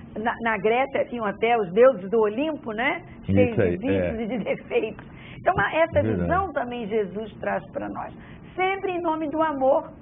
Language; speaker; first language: Portuguese; native; Portuguese